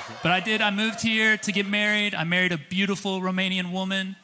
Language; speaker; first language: English; native; English